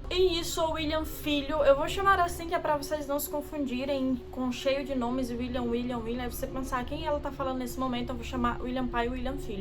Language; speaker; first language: Portuguese; native; Portuguese